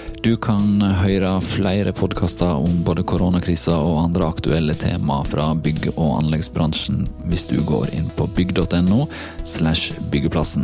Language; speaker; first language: Norwegian; native; Norwegian